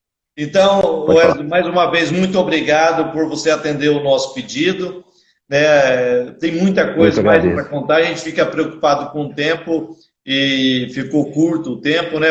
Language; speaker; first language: Portuguese; native; Portuguese